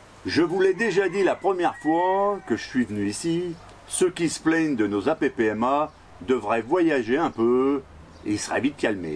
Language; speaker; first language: French; native; French